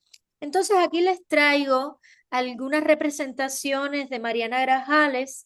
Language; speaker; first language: Spanish; native; Spanish